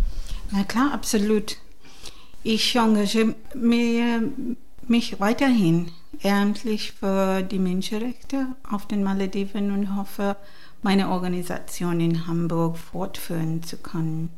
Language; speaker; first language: German; non-native, learner; Divehi